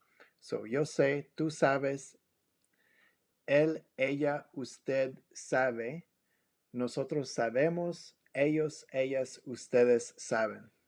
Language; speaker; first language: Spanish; non-native, fluent; English